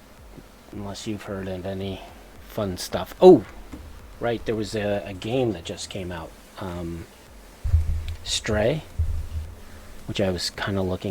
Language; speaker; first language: English; native; English